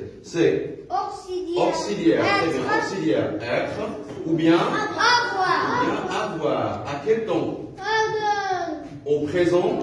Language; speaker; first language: French; non-native, local second language; Arabic